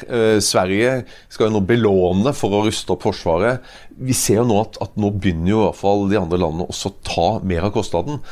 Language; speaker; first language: Norwegian; native; Norwegian